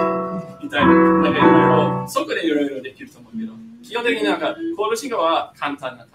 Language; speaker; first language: Japanese; non-native, fluent; English